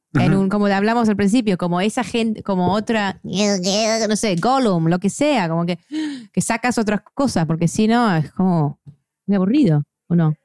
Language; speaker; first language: Spanish; non-native, fluent; English